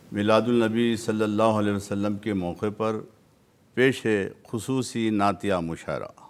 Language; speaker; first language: Hindi; non-native, local second language; Urdu